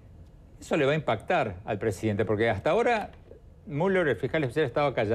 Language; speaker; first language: Spanish; native; Spanish